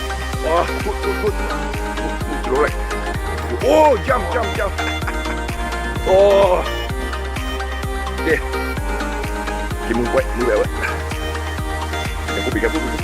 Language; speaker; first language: English; non-native, learner; Thai